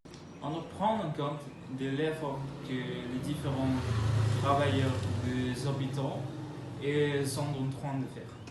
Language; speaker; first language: French; non-native, learner; Spanish